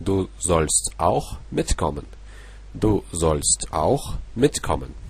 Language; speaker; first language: German; non-native, fluent; Russian